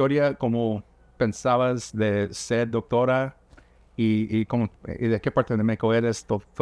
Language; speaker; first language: Spanish; early bilingual, heritage; English